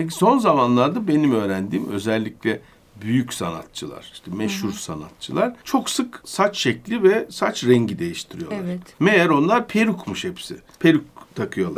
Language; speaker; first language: Turkish; native; Turkish